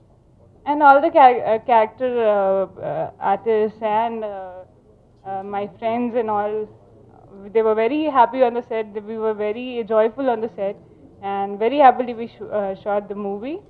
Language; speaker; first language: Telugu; non-native, fluent; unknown